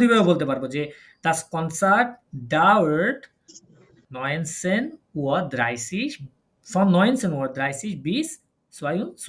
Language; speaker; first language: German; non-native, learner; Bangla